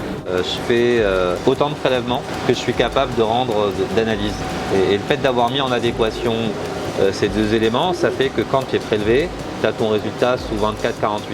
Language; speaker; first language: French; native; French